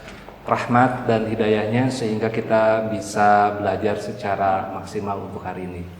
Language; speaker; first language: Indonesian; native; Indonesian